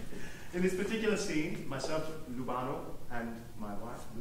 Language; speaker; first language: English; native; English